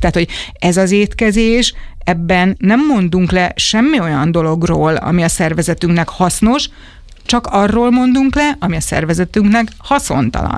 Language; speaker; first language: Hungarian; native; Hungarian